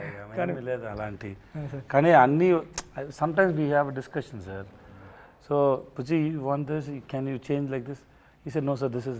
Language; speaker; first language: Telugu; non-native, learner; Tamil